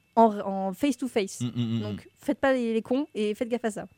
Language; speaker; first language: French; native; French